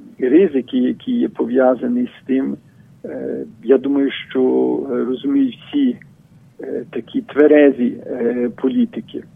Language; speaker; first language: Ukrainian; early bilingual, heritage; Ukrainian